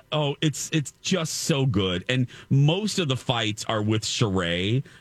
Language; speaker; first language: English; native; English